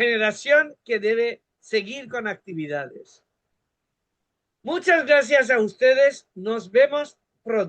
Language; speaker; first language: Spanish; non-native, fluent; Bangla